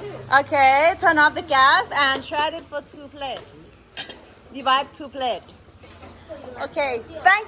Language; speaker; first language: English; non-native, learner; Thai